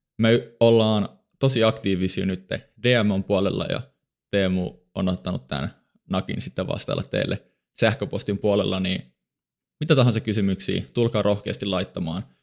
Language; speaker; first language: Finnish; native; Finnish